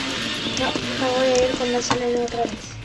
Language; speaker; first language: Spanish; native; Spanish